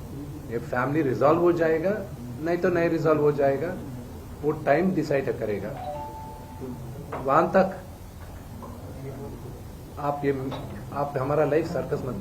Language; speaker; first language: Hindi; non-native, local second language; Telugu